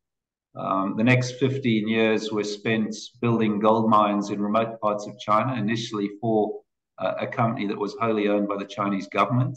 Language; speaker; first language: English; native; English